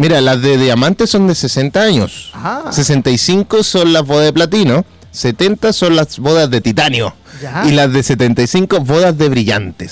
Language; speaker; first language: Spanish; native; Spanish